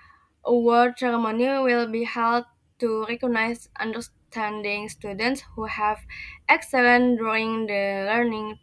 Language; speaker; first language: English; non-native, learner; Indonesian